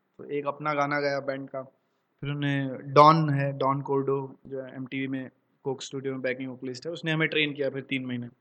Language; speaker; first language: Hindi; native; Hindi